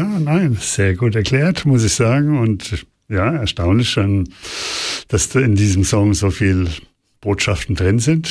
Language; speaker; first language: German; native; German